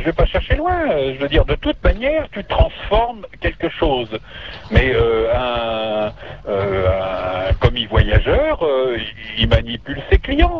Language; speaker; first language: French; native; French